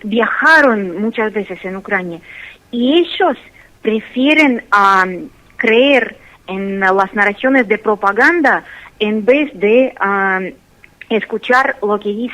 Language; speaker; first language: Spanish; non-native, fluent; Russian